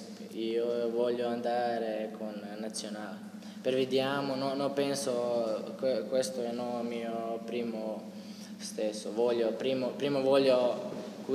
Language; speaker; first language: Italian; non-native, learner; Croatian